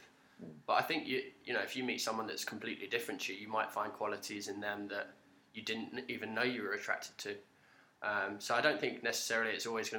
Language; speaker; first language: English; native; English